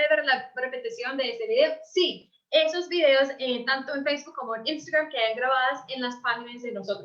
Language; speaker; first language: Spanish; early bilingual, heritage; English